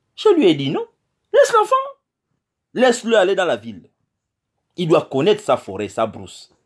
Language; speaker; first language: French; non-native, local second language; Fang